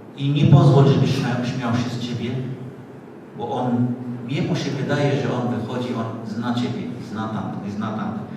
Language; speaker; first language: Polish; non-native, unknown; Arabic